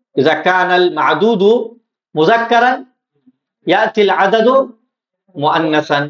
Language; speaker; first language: Arabic; non-native, fluent; Urdu